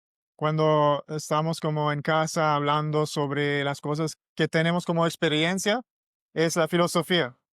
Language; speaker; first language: Spanish; non-native, learner; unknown